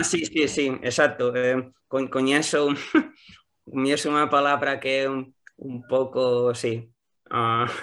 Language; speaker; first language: Portuguese; non-native, learner; Spanish